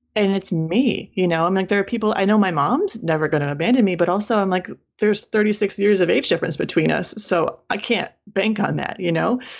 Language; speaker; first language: English; native; English